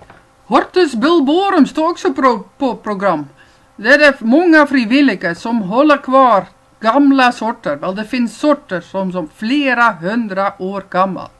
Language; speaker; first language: Swedish; non-native, fluent; Dutch